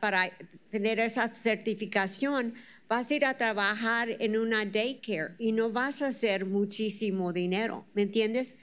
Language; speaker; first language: Spanish; early bilingual, heritage; Spanish